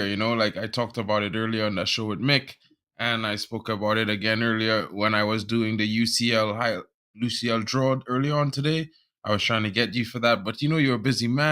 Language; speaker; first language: English; native; English